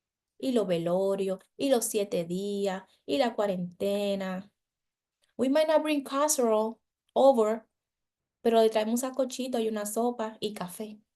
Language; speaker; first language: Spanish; early bilingual, heritage; Spanish